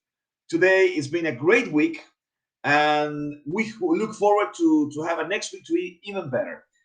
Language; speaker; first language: English; non-native, fluent; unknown